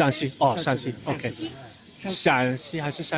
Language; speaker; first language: Chinese; non-native, learner; English